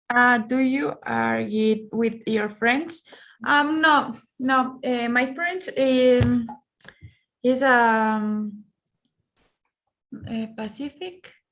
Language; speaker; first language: English; non-native, learner; Spanish